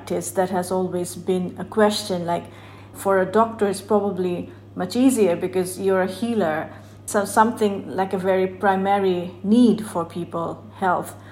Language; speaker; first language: English; non-native, local second language; Bangla